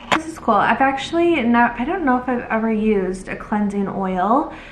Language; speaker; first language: English; native; English